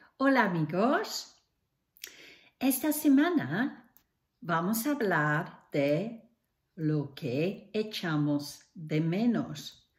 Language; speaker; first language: Spanish; non-native, fluent; English